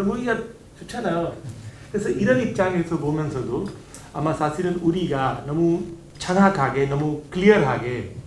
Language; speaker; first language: Korean; non-native, learner; Hindi